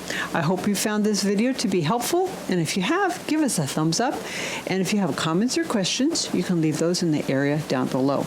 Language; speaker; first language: English; native; English